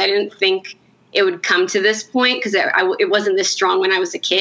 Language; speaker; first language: English; native; English